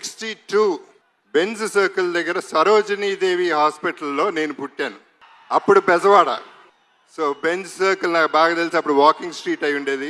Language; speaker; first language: Telugu; native; Telugu